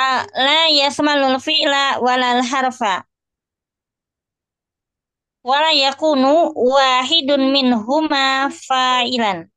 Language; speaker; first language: Arabic; non-native, learner; Indonesian